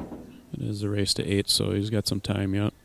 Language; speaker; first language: English; native; English